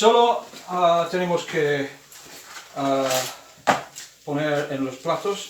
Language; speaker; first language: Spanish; non-native, fluent; English